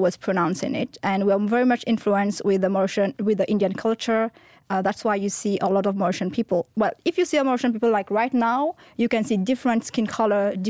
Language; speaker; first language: English; non-native, fluent; Morisyen